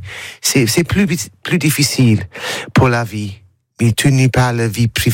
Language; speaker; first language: French; non-native, learner; English